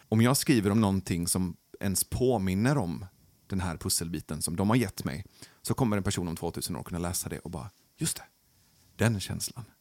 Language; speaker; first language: Swedish; early bilingual, other home language; Persian